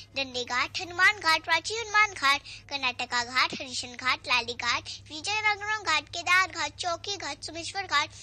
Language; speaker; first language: Hindi; native; Hindi